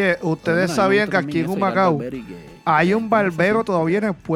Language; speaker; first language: Spanish; native; Spanish